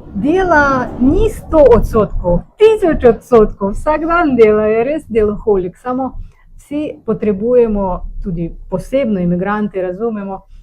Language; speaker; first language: Slovenian; non-native, learner; Russian